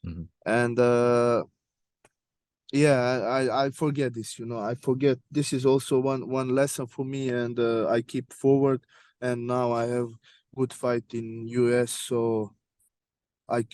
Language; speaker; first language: English; non-native, learner; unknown